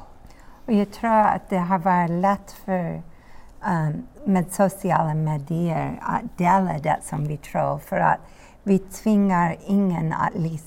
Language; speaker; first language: Swedish; non-native, learner; English